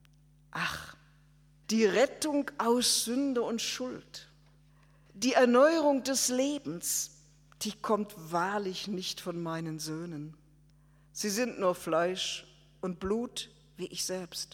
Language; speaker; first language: German; native; German